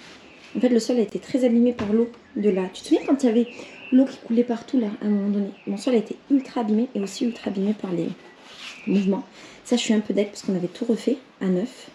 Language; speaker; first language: French; native; French